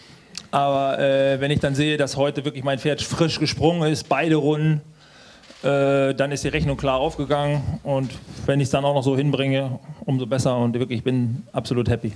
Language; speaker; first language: German; native; German